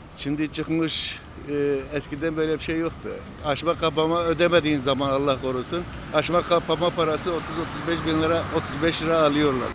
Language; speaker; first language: Turkish; native; Turkish